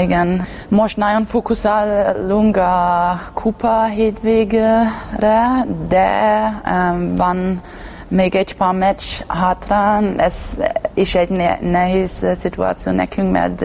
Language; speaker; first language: Hungarian; non-native, learner; Slovenian